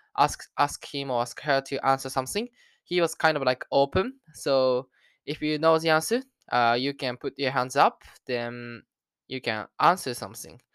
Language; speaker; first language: English; non-native, learner; Japanese